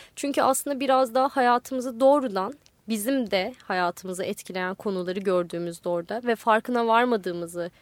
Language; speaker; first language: Turkish; native; Turkish